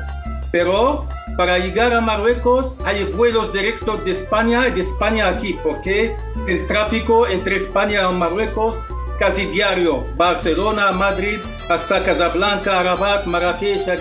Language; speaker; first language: Spanish; non-native, fluent; Arabic